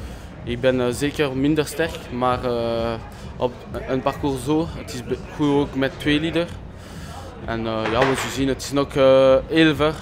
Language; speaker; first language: Dutch; non-native, local second language; French